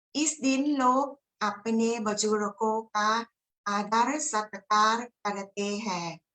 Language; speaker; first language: Hindi; non-native, learner; Thai